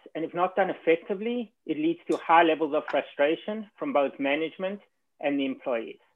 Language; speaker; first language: English; native; English